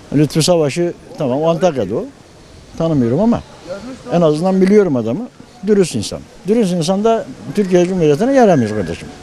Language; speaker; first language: Turkish; native; Turkish